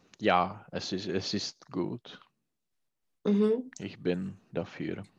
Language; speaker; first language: German; non-native, learner; Czech